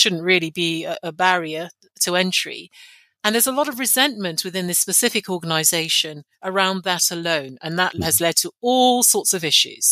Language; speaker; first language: English; non-native, local second language; Yoruba